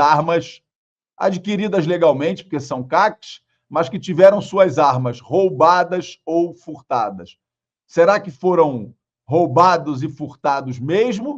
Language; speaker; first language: Portuguese; native; Portuguese